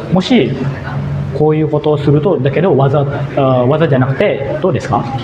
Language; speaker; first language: Japanese; non-native, fluent; Indonesian